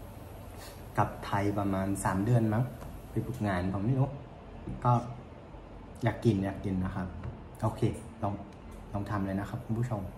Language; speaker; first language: Thai; non-native, fluent; Vietnamese